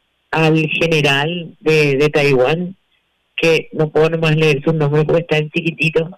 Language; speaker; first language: Spanish; native; Spanish